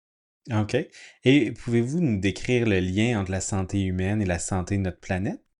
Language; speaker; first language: French; native; French